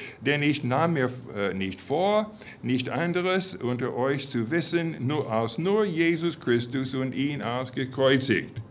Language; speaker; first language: German; non-native, fluent; English